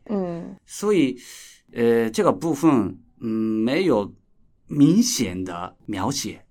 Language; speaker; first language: Chinese; non-native, fluent; Japanese